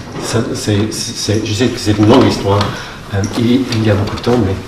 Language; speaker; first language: French; non-native, learner; English